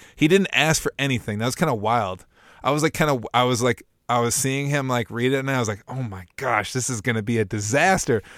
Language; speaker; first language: English; native; English